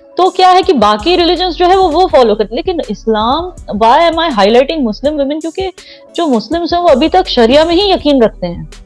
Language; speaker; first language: Hindi; non-native, local second language; Kashmiri